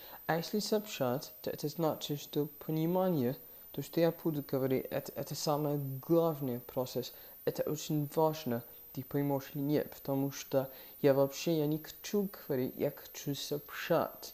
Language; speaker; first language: Russian; non-native, fluent; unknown